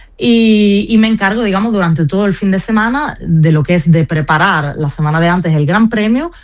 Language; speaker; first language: Spanish; native; Spanish